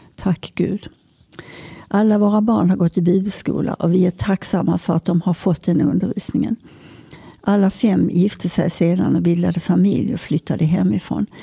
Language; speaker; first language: Swedish; native; Swedish